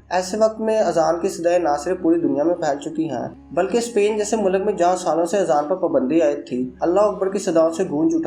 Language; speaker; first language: Urdu; native; Urdu